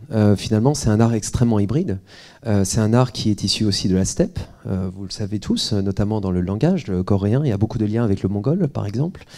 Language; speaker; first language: French; native; French